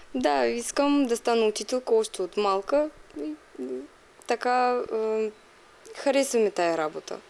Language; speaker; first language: Bulgarian; non-native, fluent; Russian